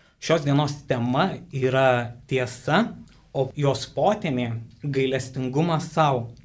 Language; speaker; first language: Lithuanian; native; Lithuanian